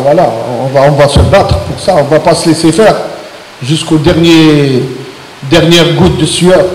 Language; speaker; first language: French; non-native, local second language; Arabic